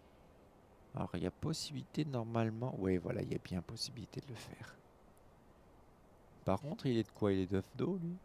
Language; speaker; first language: French; native; French